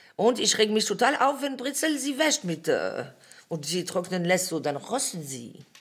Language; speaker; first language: German; non-native, fluent; French